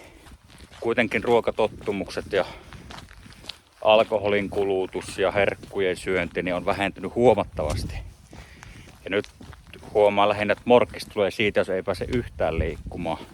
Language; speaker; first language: Finnish; native; Finnish